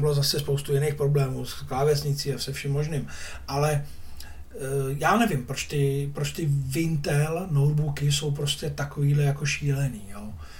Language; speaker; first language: Czech; native; Czech